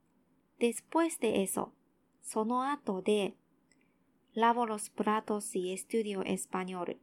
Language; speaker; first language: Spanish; non-native, learner; Japanese